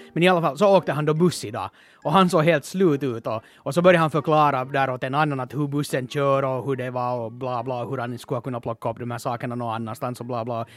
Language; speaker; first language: Swedish; native; Swedish